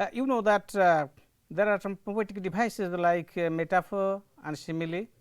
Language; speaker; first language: English; non-native, local second language; Odia